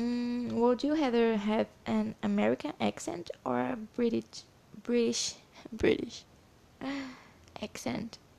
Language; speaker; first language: English; non-native, learner; Portuguese